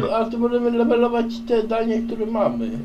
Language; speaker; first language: Polish; native; Polish